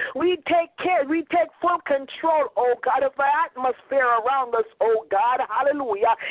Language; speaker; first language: English; native; English